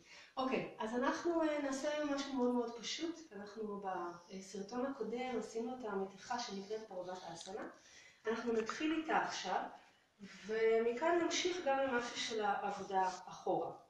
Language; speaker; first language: Hebrew; native; Hebrew